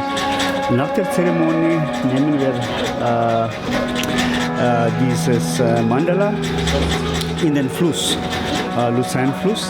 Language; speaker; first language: German; non-native, fluent; Tibetan